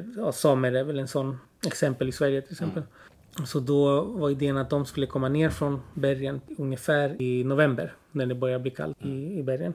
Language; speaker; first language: Swedish; early bilingual, other home language; Spanish